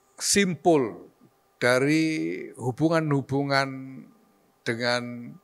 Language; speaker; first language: Indonesian; native; Indonesian